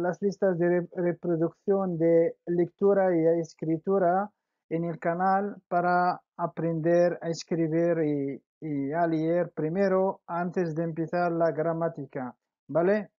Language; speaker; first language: Spanish; non-native, fluent; Arabic